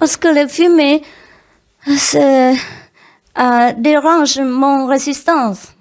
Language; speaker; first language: French; non-native, learner; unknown